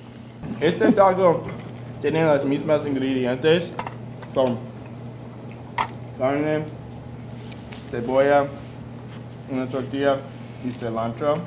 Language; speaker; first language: Spanish; non-native, learner; English